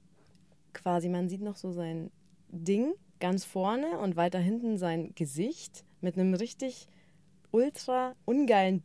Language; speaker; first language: German; native; German